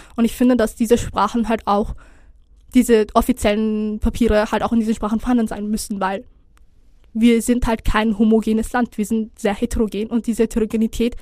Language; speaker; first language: German; early bilingual, other home language; Somali